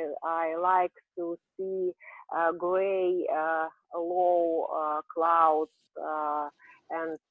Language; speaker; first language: English; non-native, learner; Russian